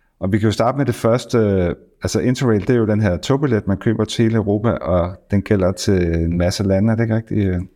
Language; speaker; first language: Danish; native; Danish